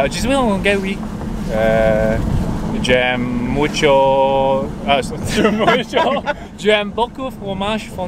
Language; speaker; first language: French; non-native, learner; Cantonese